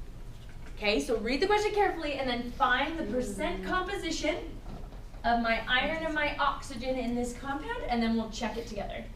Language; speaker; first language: English; native; English